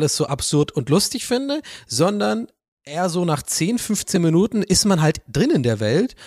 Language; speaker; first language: German; non-native, fluent; English